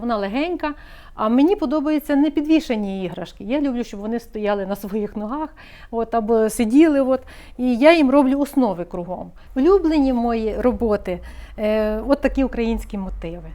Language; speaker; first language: Ukrainian; native; Ukrainian